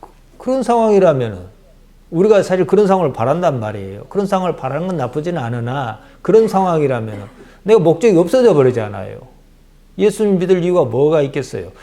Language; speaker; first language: Korean; native; Korean